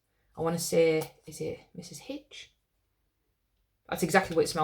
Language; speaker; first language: English; native; English